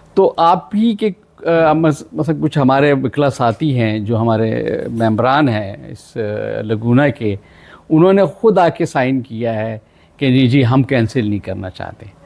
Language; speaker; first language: Urdu; non-native, local second language; Pashto